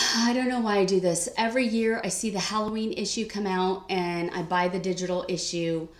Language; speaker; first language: English; native; English